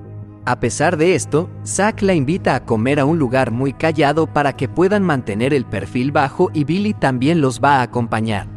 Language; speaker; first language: Spanish; native; Spanish